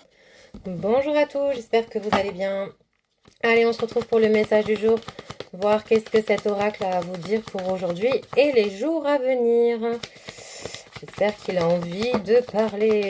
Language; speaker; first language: French; native; French